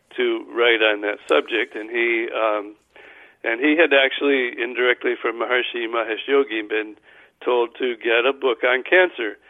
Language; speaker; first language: English; native; English